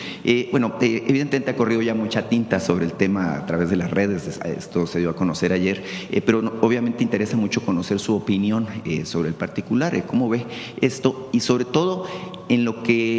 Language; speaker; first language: Spanish; native; Spanish